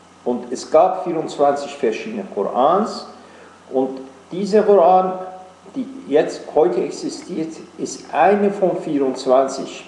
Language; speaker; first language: German; non-native, fluent; Persian